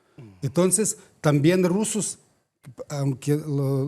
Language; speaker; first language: Spanish; non-native, fluent; Ukrainian